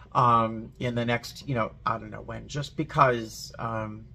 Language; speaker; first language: English; native; English